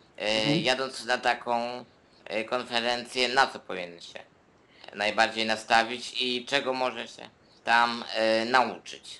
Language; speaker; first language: Polish; native; Polish